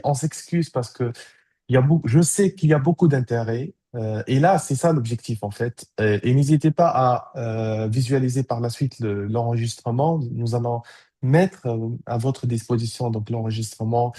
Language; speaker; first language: French; native; French